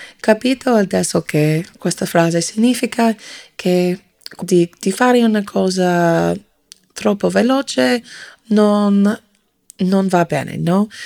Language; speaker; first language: Italian; non-native, learner; English